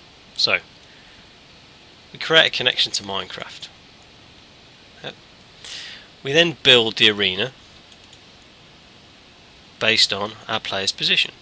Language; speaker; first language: English; native; English